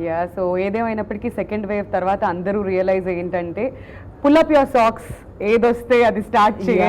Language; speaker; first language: Telugu; native; Telugu